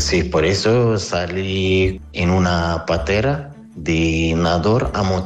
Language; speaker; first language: Spanish; non-native, learner; Arabic